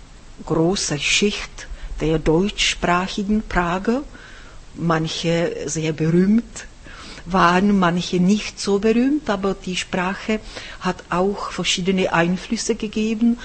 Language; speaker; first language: German; non-native, fluent; Czech